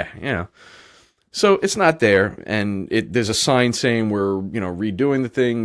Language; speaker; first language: English; native; English